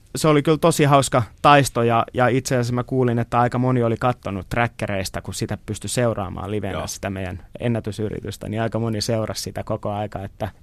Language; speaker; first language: Finnish; native; Finnish